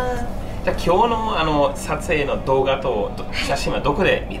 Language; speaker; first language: Japanese; non-native, fluent; English